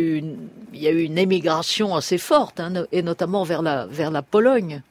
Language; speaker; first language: French; native; French